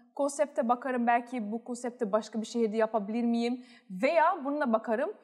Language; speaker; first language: Turkish; early bilingual, heritage; Turkish